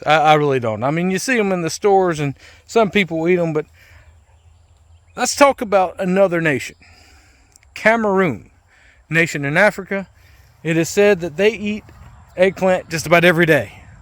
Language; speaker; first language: English; native; English